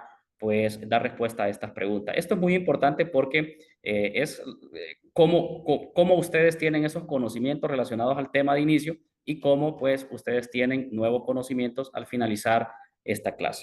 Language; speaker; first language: Spanish; native; Spanish